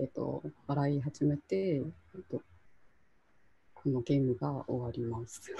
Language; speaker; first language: Japanese; non-native, local second language; Chinese